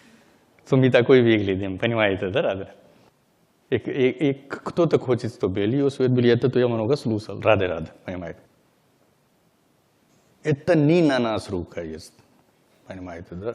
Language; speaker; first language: Russian; non-native, learner; Hindi